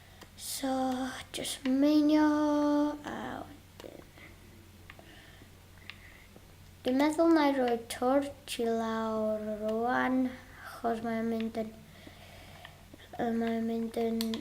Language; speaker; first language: Welsh; non-native, local second language; English